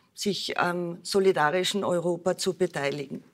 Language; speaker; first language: German; native; German